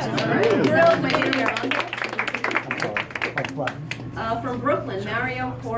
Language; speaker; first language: English; native; English